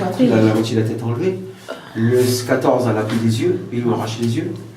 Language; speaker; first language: French; native; French